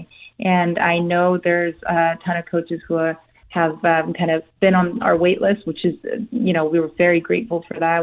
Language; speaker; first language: English; non-native, fluent; Korean